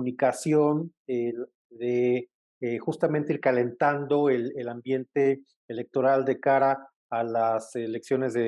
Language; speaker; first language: Spanish; native; Spanish